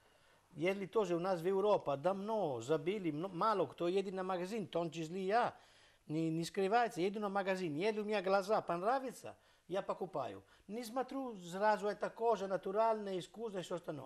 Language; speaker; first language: Russian; non-native, learner; Italian